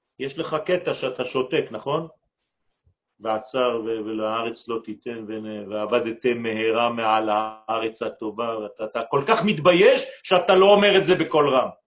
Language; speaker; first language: Hebrew; non-native, fluent; French